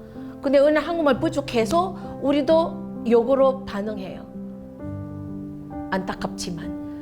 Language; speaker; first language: Korean; non-native, fluent; Filipino